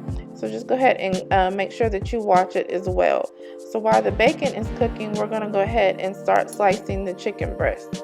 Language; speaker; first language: English; native; English